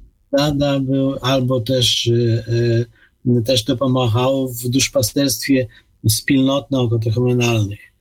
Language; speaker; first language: Ukrainian; non-native, fluent; Polish